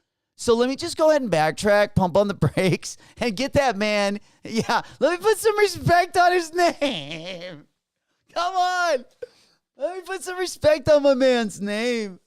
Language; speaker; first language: English; native; English